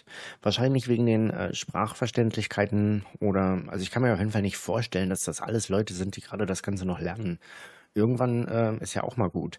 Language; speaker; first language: German; native; German